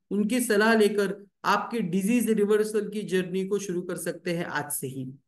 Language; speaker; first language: Hindi; native; Hindi